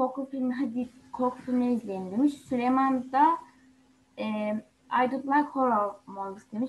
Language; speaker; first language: Turkish; native; Turkish